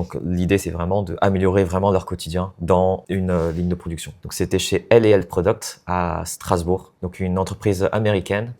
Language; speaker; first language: French; non-native, fluent; Chinese